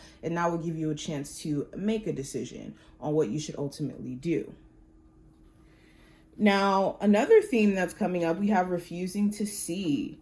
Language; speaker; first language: English; native; English